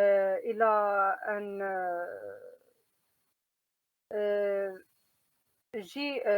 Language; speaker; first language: French; non-native, learner; Arabic